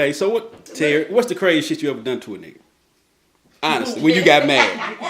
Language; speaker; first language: English; native; English